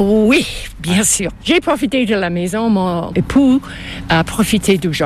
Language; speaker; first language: French; non-native, local second language; English